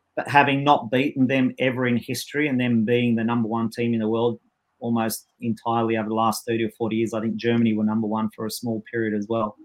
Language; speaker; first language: English; native; English